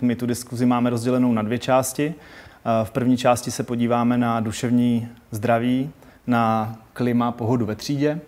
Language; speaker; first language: Czech; native; Czech